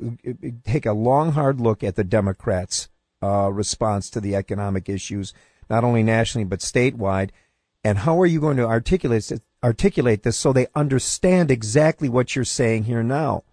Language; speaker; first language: English; native; English